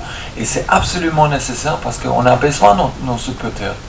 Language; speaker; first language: French; non-native, fluent; German